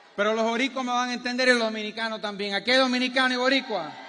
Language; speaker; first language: Spanish; early bilingual, heritage; Spanish